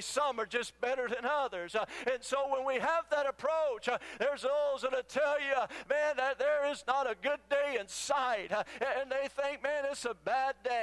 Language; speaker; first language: English; native; English